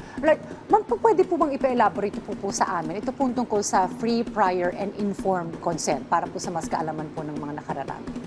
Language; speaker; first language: Filipino; native; Filipino